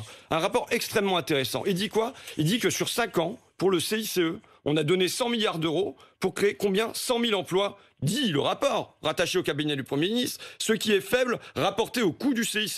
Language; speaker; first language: French; native; French